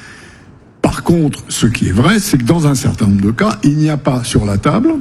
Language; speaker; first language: French; native; French